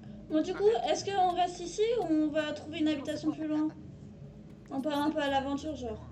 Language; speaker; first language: French; native; French